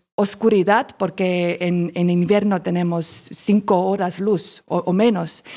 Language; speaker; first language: Spanish; non-native, learner; Estonian